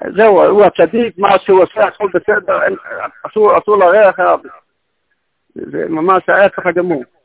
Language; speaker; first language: Hebrew; non-native, local second language; Yiddish